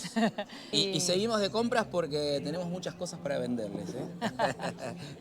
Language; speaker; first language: Spanish; native; Spanish